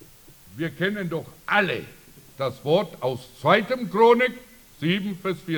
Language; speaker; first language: German; early bilingual, heritage; German